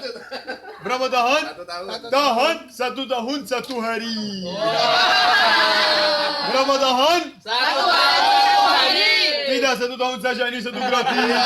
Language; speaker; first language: Indonesian; non-native, learner; Arabic